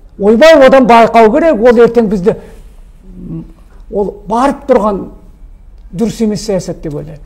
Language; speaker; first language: Kazakh; early bilingual, heritage; Kazakh